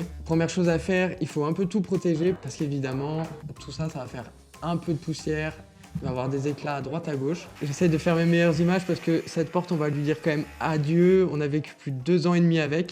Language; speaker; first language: French; native; French